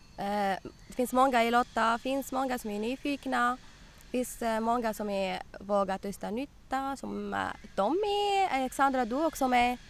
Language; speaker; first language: Swedish; non-native, learner; Arabic